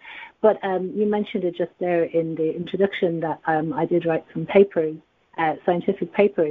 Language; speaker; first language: English; native; English